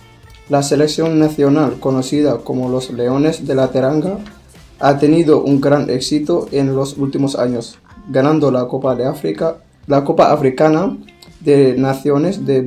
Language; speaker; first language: Spanish; non-native, learner; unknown